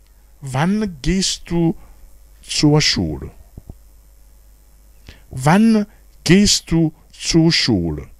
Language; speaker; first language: German; non-native, fluent; Rundi